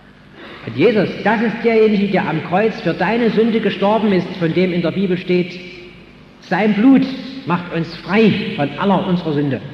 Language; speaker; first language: German; native; German